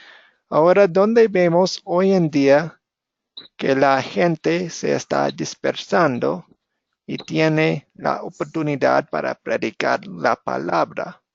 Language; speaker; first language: Spanish; non-native, fluent; English